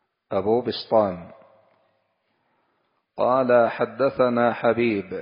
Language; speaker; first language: Arabic; native; Arabic